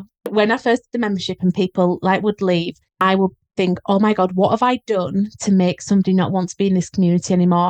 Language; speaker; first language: English; native; English